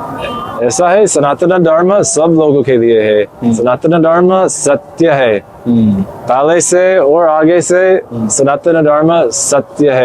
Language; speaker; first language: Hindi; non-native, learner; English